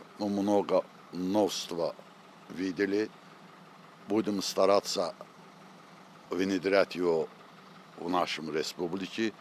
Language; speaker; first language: Russian; non-native, local second language; Azerbaijani